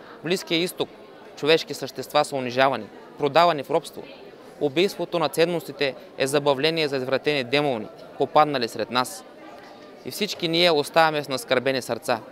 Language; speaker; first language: Bulgarian; non-native, local second language; Turkish